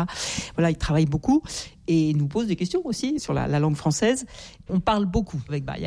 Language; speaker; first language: French; native; French